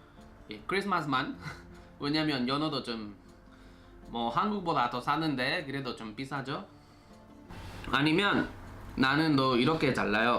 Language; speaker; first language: Korean; non-native, fluent; Spanish